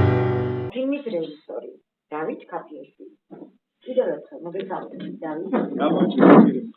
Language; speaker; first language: Georgian; native; Georgian